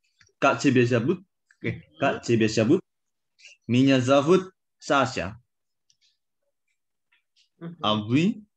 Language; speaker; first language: Russian; non-native, learner; Indonesian